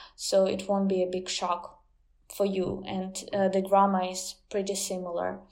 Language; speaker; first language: English; non-native, fluent; Ukrainian